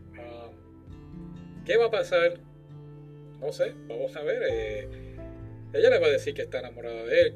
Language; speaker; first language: Spanish; native; Spanish